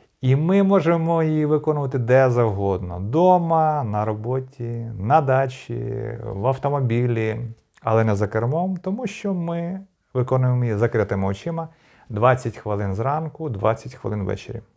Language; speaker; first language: Ukrainian; native; Ukrainian